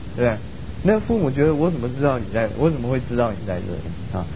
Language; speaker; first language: Chinese; early bilingual, other home language; Min Nan Chinese